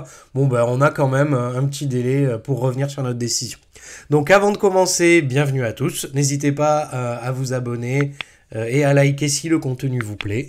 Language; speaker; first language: French; native; French